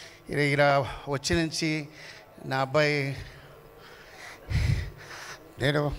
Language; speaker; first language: Telugu; non-native, fluent; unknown